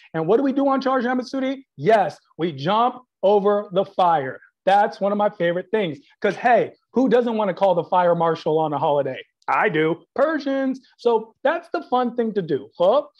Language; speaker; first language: English; early bilingual, other home language; Persian